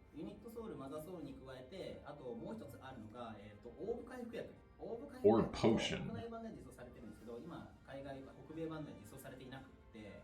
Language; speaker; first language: Japanese; native; Japanese